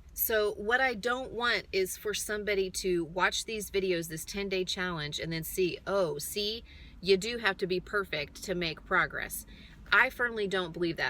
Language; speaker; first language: English; native; English